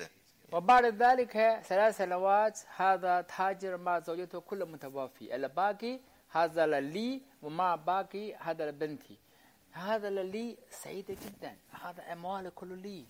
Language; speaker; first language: Arabic; non-native, learner; Chinese